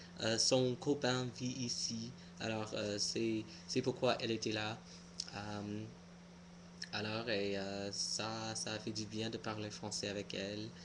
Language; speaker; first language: French; non-native, fluent; English